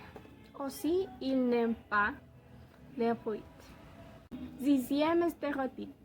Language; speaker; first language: French; non-native, learner; Spanish